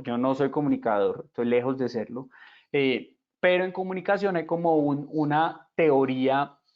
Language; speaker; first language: Spanish; native; Spanish